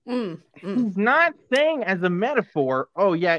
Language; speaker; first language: English; native; English